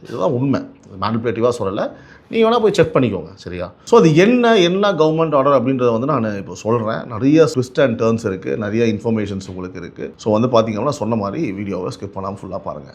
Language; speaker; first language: Tamil; native; Tamil